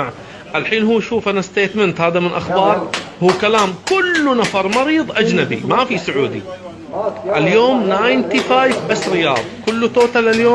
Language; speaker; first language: Arabic; non-native, learner; Bangla